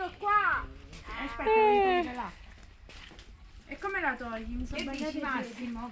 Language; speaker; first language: Italian; native; Italian